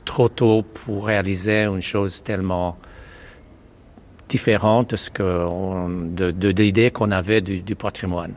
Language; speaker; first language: French; non-native, fluent; Maltese